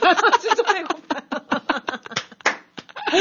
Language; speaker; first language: Korean; non-native, learner; English